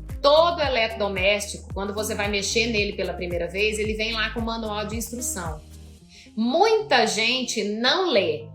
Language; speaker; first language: Portuguese; native; Portuguese